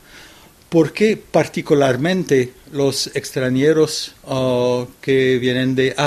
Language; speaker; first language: Spanish; non-native, fluent; French